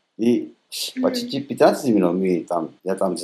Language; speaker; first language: Russian; non-native, learner; Korean